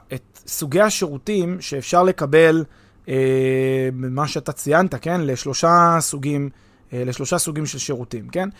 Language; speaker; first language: Hebrew; native; Hebrew